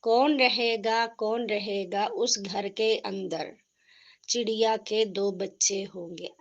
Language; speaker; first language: Hindi; non-native, local second language; Malayalam